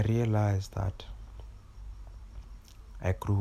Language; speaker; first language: English; non-native, local second language; Northern Sotho